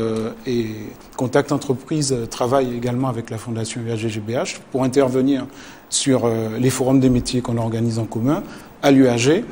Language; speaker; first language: French; native; French